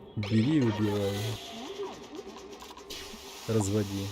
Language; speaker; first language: Russian; native; Russian